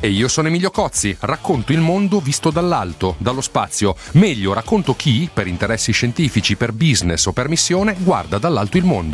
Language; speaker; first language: Italian; native; Italian